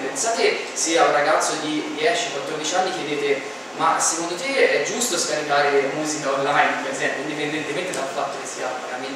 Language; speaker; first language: Italian; native; Italian